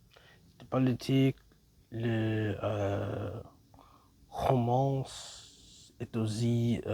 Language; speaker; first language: French; non-native, learner; English